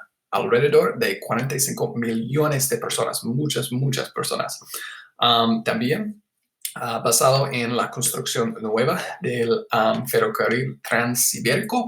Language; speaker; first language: Spanish; non-native, fluent; English